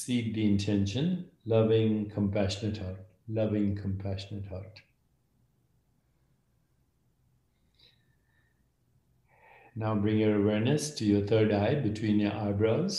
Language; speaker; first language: English; non-native, local second language; Hindi